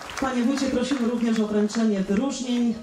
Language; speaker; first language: Polish; native; Polish